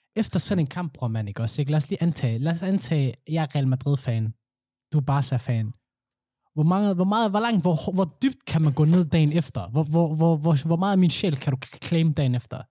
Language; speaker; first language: Danish; early bilingual, other home language; Somali